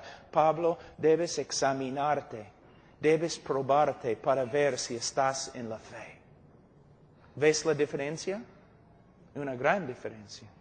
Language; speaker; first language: Spanish; non-native, fluent; English